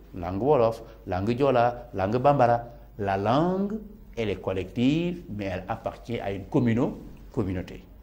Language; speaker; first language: French; non-native, local second language; Serer